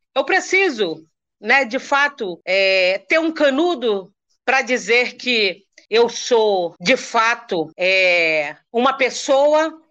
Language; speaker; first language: Portuguese; non-native, local second language; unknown